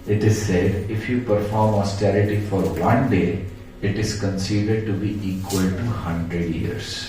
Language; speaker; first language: English; non-native, local second language; Hindi